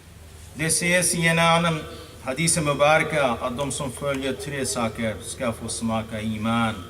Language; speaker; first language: Swedish; non-native, fluent; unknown